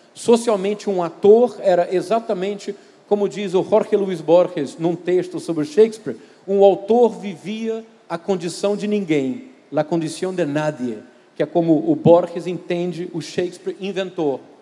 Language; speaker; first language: Portuguese; native; Portuguese